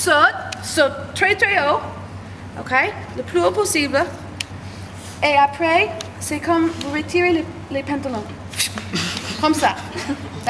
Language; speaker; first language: French; non-native, learner; English